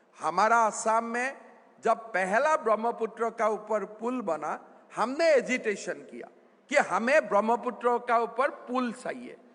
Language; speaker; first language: Hindi; non-native, local second language; Assamese